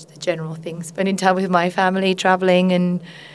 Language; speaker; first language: English; non-native, fluent; Spanish